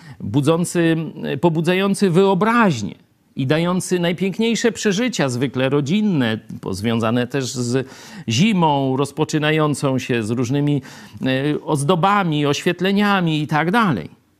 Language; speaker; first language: Polish; native; Polish